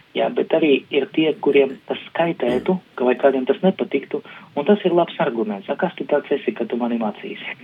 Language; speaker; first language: Latvian; non-native, local second language; Russian